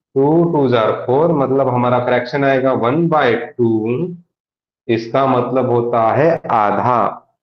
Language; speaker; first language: Hindi; non-native, local second language; Marathi